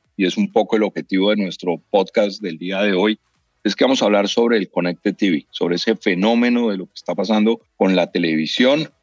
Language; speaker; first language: Spanish; native; Spanish